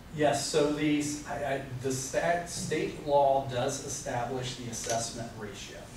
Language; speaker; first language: English; native; English